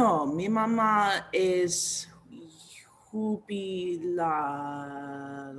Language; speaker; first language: Spanish; non-native, learner; English